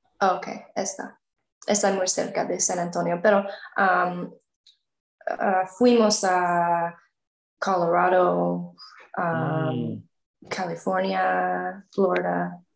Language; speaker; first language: Spanish; non-native, learner; English